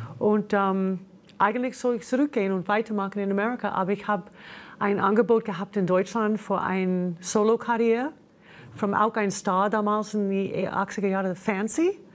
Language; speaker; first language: German; non-native, fluent; English